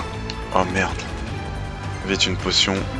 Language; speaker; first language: French; native; French